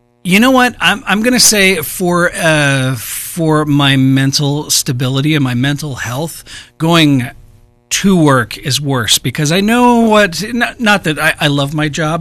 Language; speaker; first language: English; native; English